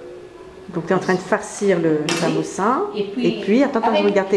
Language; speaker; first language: French; native; French